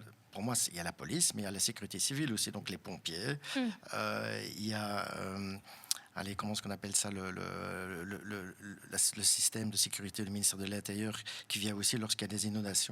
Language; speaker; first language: French; non-native, local second language; German